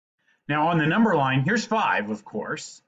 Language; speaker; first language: English; native; English